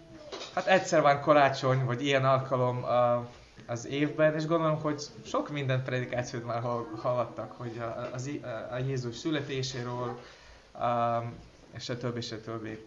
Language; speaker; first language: Hungarian; non-native, fluent; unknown